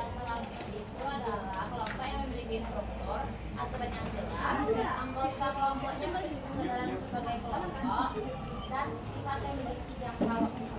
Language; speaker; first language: Indonesian; native; Indonesian